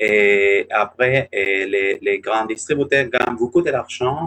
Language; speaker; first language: French; non-native, learner; Spanish